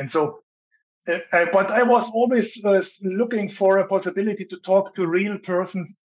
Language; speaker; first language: English; non-native, fluent; German